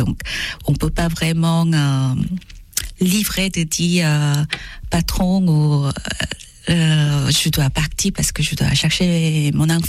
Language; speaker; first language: French; non-native, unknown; Korean